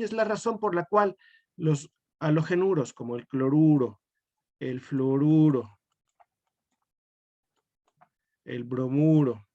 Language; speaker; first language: Spanish; native; Spanish